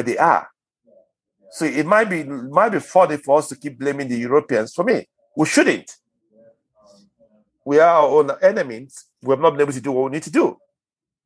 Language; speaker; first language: English; non-native, local second language; Igbo